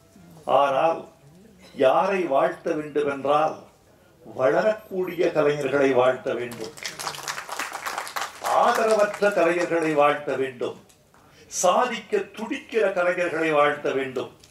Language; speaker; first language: Tamil; native; Tamil